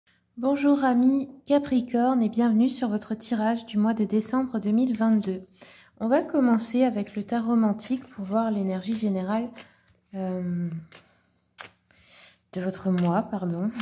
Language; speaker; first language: French; native; French